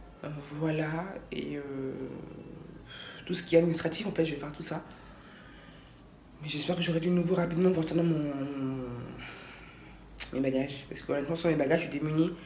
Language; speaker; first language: French; native; French